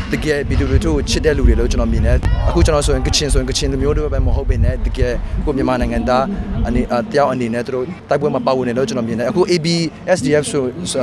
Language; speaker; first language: Burmese; non-native, local second language; Kachin